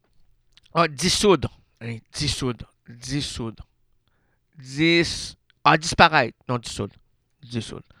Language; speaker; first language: French; native; French